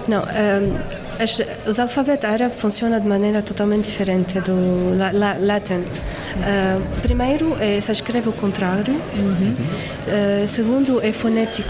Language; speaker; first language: Portuguese; non-native, fluent; Arabic